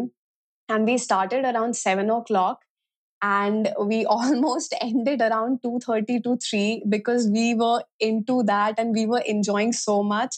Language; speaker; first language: English; non-native, local second language; Hindi